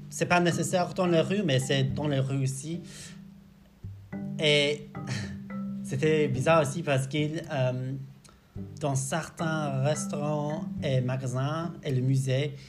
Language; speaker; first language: French; non-native, learner; English